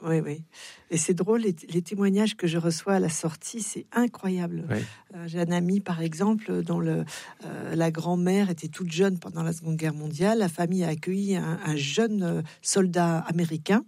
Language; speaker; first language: French; native; French